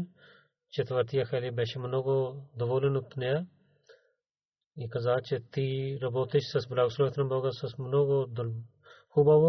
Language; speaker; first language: Bulgarian; non-native, learner; Urdu